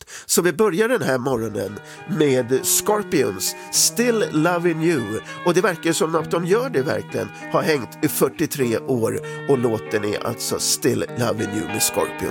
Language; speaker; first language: Swedish; native; Swedish